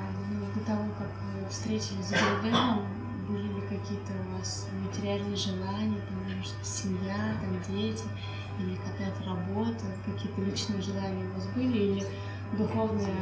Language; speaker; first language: Russian; native; Russian